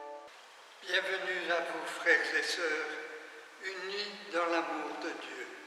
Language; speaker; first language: French; native; French